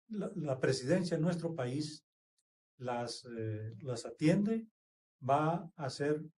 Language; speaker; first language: Spanish; native; Spanish